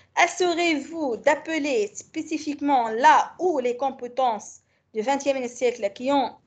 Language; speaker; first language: French; non-native, local second language; Arabic